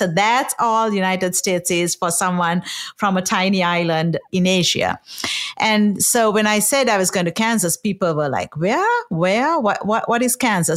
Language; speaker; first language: English; non-native, local second language; Sinhala